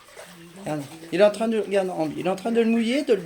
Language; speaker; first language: French; native; French